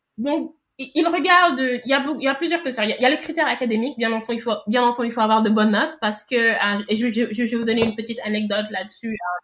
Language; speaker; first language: French; non-native, local second language; Wolof